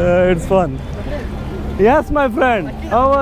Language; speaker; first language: English; non-native, local second language; Urdu